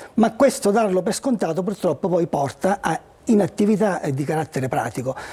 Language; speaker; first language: Italian; native; Italian